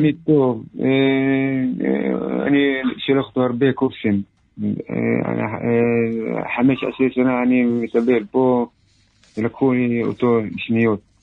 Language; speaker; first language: Hebrew; non-native, local second language; Arabic